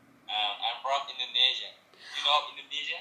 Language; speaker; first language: English; non-native, fluent; Indonesian